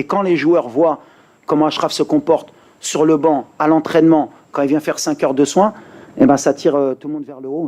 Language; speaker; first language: French; native; French